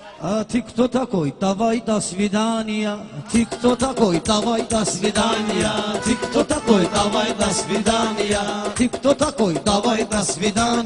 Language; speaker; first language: Russian; non-native, local second language; Talysh